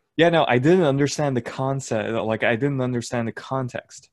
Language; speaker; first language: English; non-native, fluent; Turkish